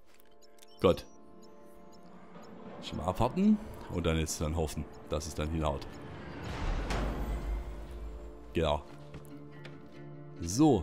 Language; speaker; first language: German; native; German